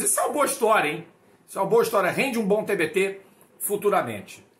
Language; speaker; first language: Portuguese; native; Portuguese